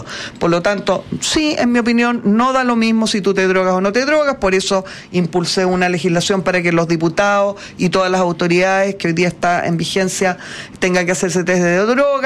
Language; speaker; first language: Spanish; native; Spanish